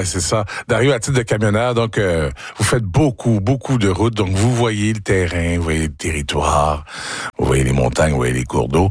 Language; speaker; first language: French; native; French